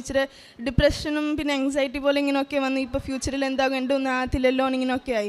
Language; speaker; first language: Malayalam; early bilingual, heritage; Malayalam